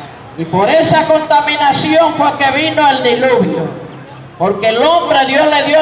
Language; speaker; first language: Spanish; native; Spanish